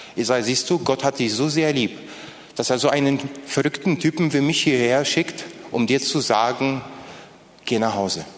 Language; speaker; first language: German; non-native, fluent; Polish